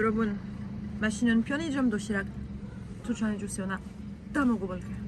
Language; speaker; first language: Korean; non-native, fluent; French